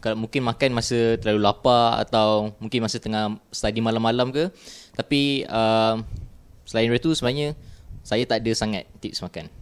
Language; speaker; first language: Malay; native; Malay